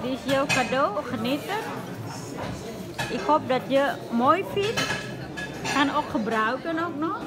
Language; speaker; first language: Dutch; non-native, learner; Indonesian